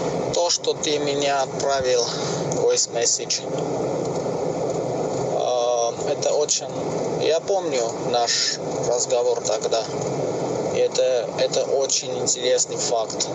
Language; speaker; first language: Russian; non-native, fluent; Armenian